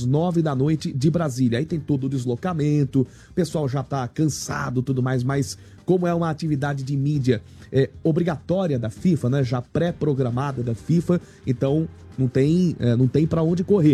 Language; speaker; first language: Portuguese; native; Portuguese